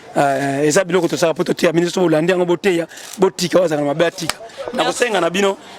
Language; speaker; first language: Lingala; native; Lingala